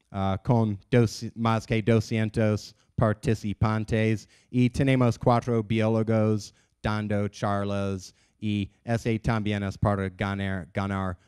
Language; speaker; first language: Spanish; non-native, learner; English